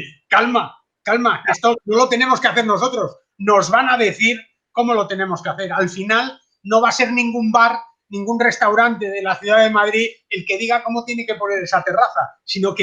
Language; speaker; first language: Spanish; native; Spanish